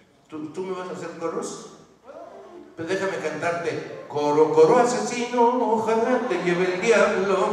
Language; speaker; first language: Spanish; native; Spanish